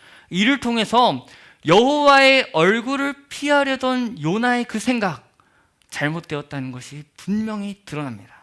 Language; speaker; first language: Korean; native; Korean